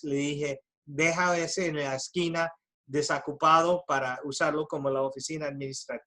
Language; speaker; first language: Spanish; early bilingual, heritage; Spanish